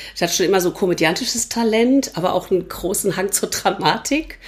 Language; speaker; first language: German; native; German